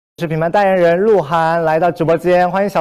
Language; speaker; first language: Chinese; native; Chinese